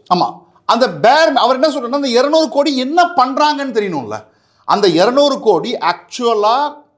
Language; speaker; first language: Tamil; native; Tamil